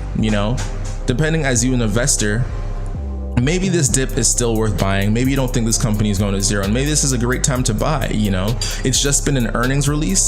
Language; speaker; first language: English; native; English